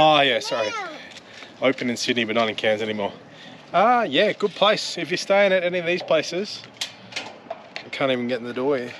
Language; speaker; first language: English; native; English